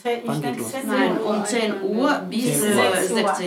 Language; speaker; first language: German; non-native, learner; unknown